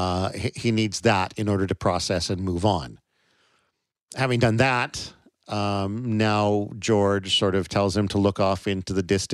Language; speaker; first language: English; native; English